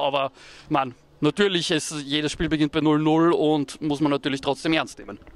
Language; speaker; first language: German; native; German